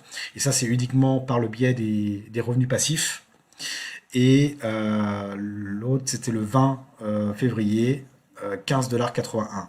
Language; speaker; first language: French; native; French